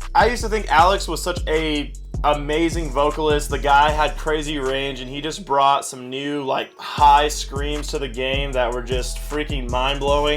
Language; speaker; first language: English; native; English